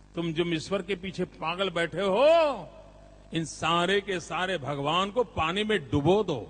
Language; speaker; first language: Hindi; non-native, local second language; Gujarati